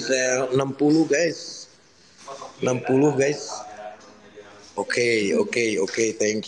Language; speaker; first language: English; non-native, learner; Indonesian